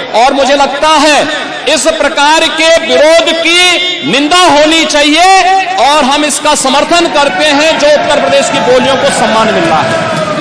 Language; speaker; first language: Hindi; native; Hindi